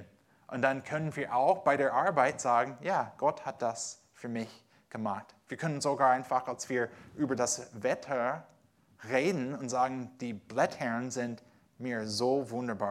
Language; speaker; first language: German; non-native, fluent; English